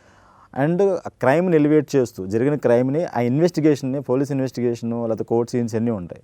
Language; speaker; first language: Telugu; native; Telugu